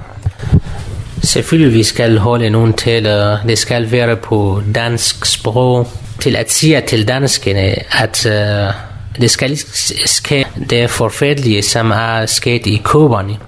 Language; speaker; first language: Danish; non-native, learner; Kurdish